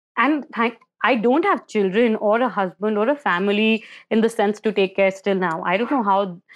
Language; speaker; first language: English; non-native, local second language; Hindi